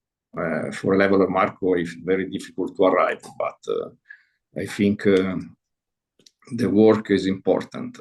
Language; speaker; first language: English; non-native, learner; Italian